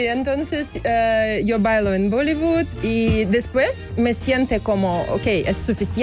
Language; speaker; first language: Spanish; non-native, learner; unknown